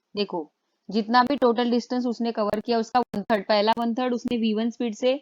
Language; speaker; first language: Hindi; non-native, local second language; Marathi